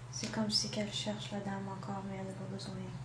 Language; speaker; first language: French; non-native, local second language; English